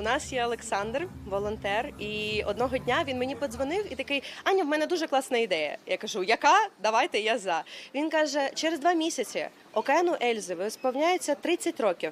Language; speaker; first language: Ukrainian; native; Ukrainian